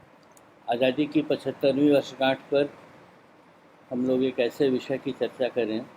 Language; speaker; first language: Hindi; native; Hindi